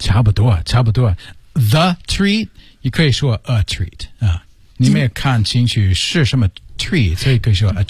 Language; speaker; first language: Chinese; non-native, learner; English